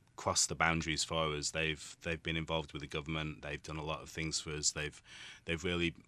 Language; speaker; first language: English; native; English